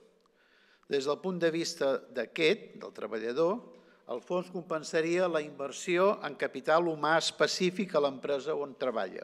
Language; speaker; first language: Catalan; native; Catalan